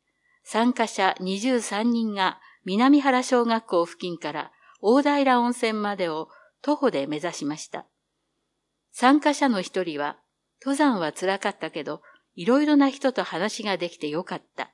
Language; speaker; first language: Japanese; native; Japanese